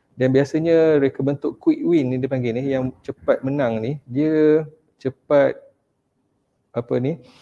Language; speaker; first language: Malay; native; Malay